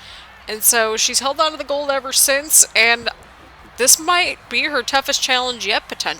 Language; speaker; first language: English; native; English